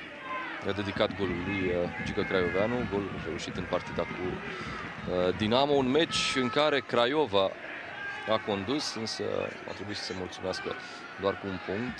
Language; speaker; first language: Romanian; native; Romanian